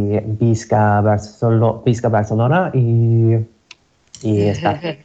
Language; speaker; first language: Catalan; non-native, learner; English